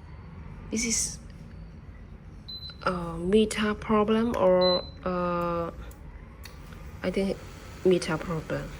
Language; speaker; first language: English; non-native, learner; Burmese